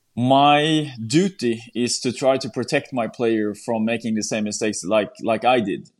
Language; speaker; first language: English; non-native, fluent; Swedish